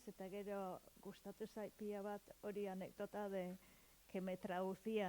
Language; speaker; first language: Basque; non-native, learner; English